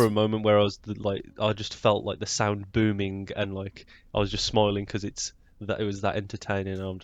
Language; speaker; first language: English; native; English